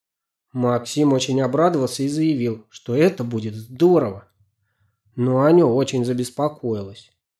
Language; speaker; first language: Russian; native; Russian